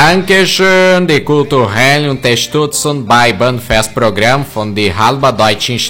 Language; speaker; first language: German; early bilingual, heritage; German